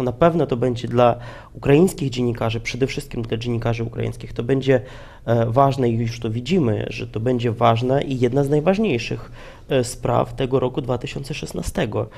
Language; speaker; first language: Polish; non-native, fluent; Ukrainian